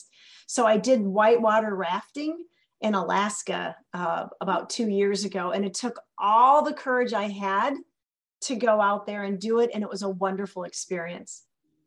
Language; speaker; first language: English; native; English